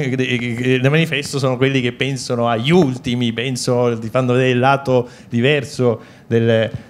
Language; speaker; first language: Italian; native; Italian